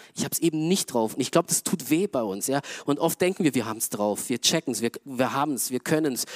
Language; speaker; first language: German; native; German